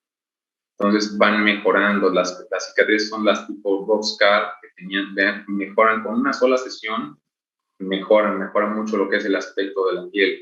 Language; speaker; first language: Spanish; native; Spanish